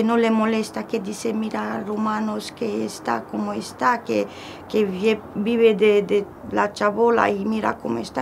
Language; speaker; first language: Spanish; non-native, learner; Romanian